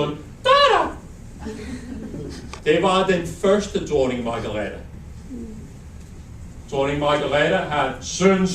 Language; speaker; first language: Danish; non-native, learner; English